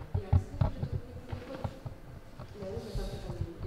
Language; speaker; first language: English; non-native, learner; Czech